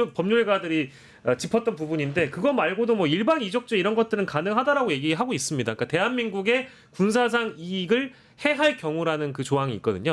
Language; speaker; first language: Korean; native; Korean